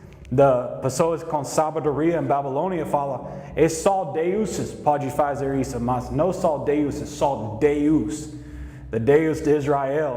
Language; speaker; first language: Portuguese; non-native, learner; English